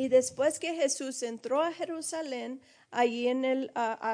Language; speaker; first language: Spanish; early bilingual, heritage; Spanish